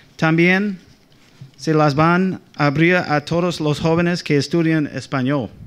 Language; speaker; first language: Spanish; non-native, fluent; English